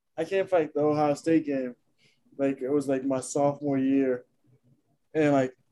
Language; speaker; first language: English; non-native, fluent; Haitian Creole